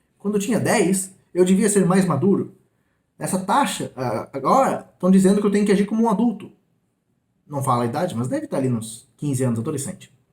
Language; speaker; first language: Portuguese; native; Portuguese